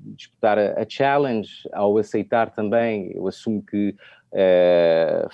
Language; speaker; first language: Portuguese; non-native, fluent; French